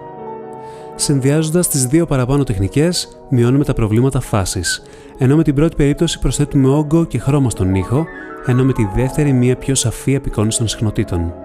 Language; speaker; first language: Greek; native; Greek